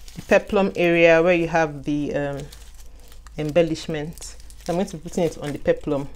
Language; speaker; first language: English; non-native, local second language; Igbo